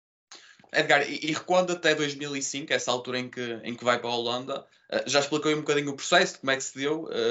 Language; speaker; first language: Portuguese; native; Portuguese